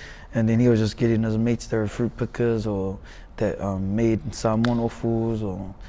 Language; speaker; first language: English; native; English